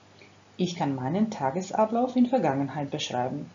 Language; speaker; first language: German; non-native, fluent; Croatian